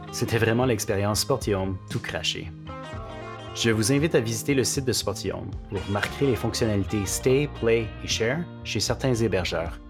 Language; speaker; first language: French; native; French